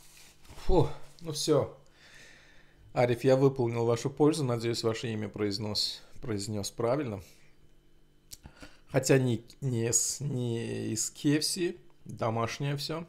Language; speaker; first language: Russian; non-native, local second language; Azerbaijani